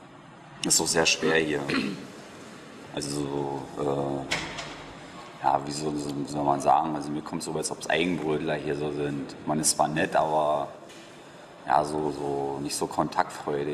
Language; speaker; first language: German; native; German